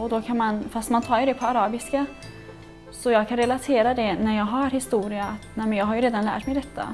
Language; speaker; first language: Swedish; early bilingual, other home language; Arabic